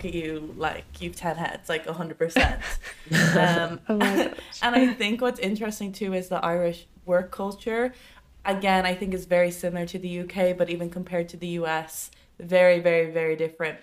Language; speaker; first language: English; native; English